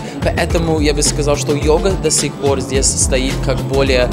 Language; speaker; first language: Russian; non-native, learner; English